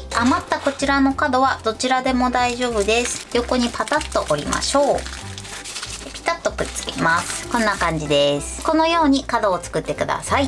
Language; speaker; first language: Japanese; native; Japanese